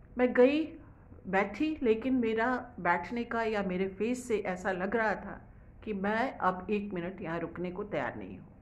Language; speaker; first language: Hindi; native; Hindi